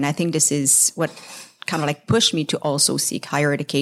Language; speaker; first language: English; non-native, fluent; French